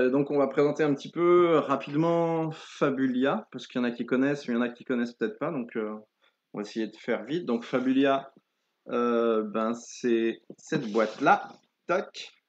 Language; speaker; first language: French; native; French